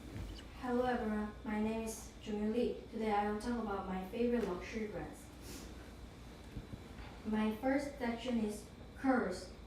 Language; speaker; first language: English; non-native, learner; Korean